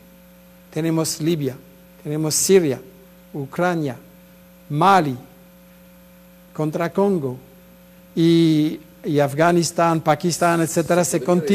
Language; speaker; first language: Spanish; non-native, fluent; French